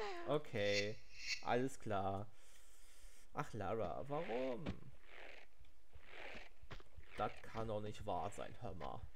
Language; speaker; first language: German; native; German